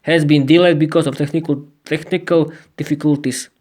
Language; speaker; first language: English; non-native, learner; Slovak